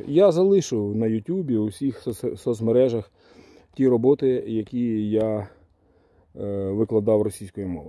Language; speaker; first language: Ukrainian; non-native, local second language; Russian